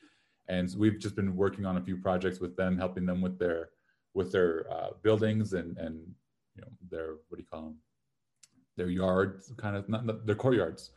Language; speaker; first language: English; native; English